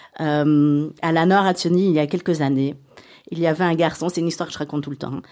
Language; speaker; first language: French; native; French